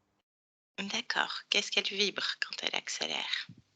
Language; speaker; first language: French; native; French